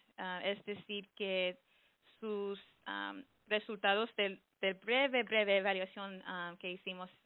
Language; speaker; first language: Spanish; early bilingual, heritage; Spanish